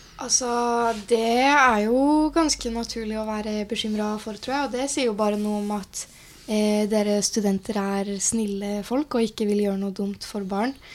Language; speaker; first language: Norwegian; native; Norwegian